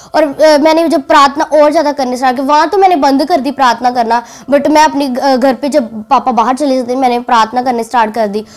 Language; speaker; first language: Hindi; native; Hindi